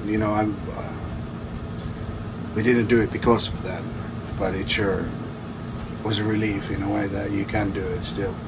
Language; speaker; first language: English; non-native, fluent; Finnish